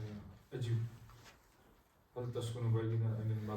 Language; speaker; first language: Arabic; non-native, learner; Kashmiri